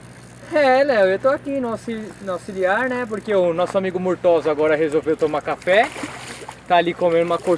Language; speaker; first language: Portuguese; native; Portuguese